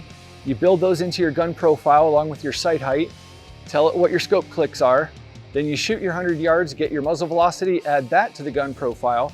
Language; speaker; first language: English; native; English